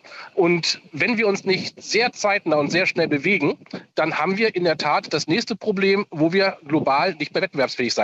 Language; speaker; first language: German; native; German